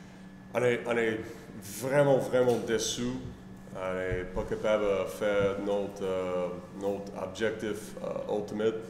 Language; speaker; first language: French; non-native, learner; English